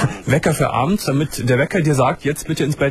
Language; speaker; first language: German; native; German